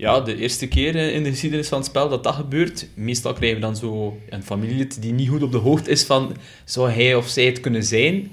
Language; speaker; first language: Dutch; native; Dutch